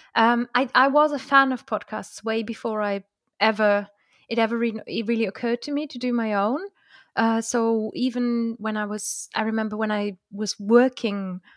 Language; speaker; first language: English; non-native, fluent; German